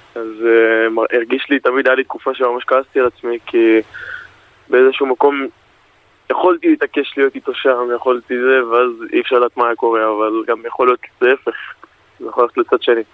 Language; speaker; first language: Hebrew; native; Hebrew